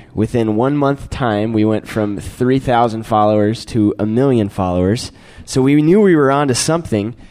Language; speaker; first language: English; native; English